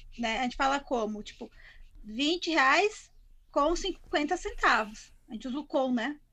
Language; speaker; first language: Portuguese; native; Portuguese